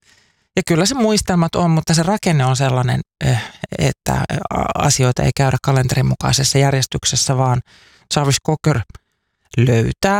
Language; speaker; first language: Finnish; native; Finnish